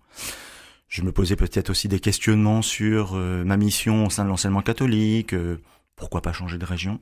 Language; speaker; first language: French; native; French